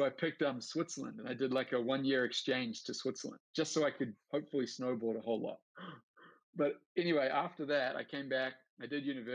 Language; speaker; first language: English; native; English